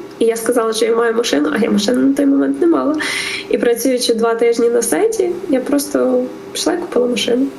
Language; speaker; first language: Ukrainian; native; Ukrainian